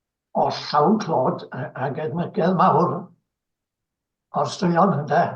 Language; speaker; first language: Welsh; native; Welsh